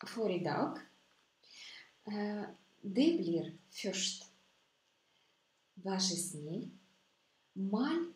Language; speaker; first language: Norwegian; non-native, fluent; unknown